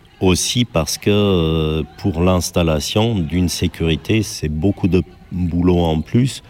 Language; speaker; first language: French; non-native, fluent; German